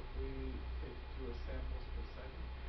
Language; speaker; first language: English; native; English